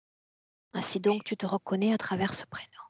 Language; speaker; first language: French; native; French